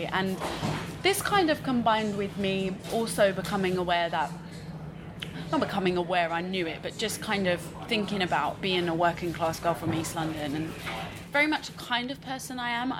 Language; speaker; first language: English; native; English